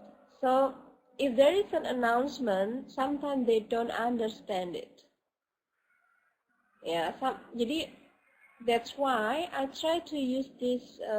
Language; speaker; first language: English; non-native, fluent; Indonesian